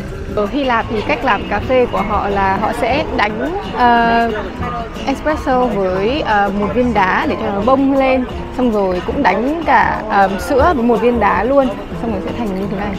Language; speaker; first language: Vietnamese; native; Vietnamese